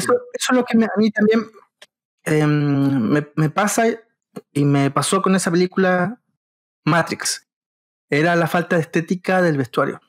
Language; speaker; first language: Spanish; native; Spanish